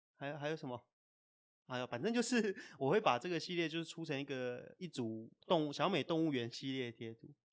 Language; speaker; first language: Chinese; native; Chinese